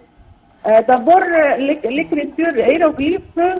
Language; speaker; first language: French; non-native, fluent; Arabic